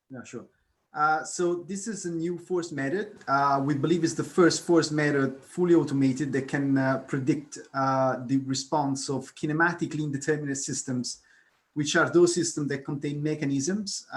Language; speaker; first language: English; non-native, fluent; Italian